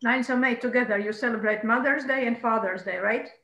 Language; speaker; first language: English; non-native, fluent; Croatian